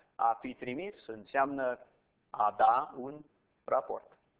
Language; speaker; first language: Romanian; non-native, fluent; English